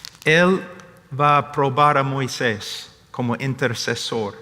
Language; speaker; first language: Spanish; non-native, fluent; English